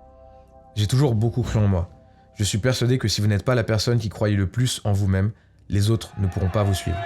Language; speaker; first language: French; native; French